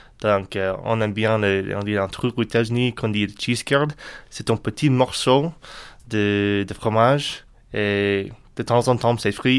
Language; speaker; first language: French; non-native, learner; English